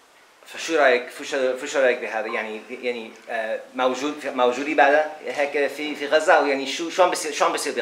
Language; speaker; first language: Arabic; non-native, learner; English